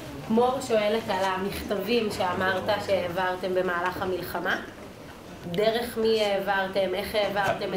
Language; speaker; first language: Hebrew; native; Hebrew